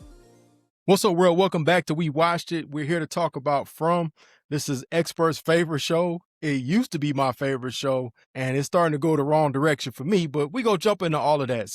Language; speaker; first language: English; native; English